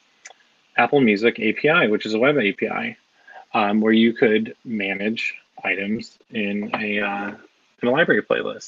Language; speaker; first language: English; native; English